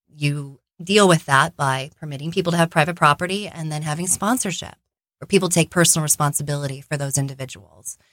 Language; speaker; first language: English; native; English